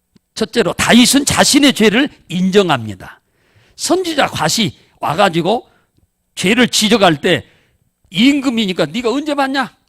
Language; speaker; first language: Korean; native; Korean